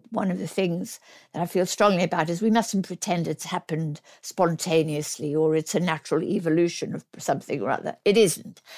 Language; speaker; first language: English; native; English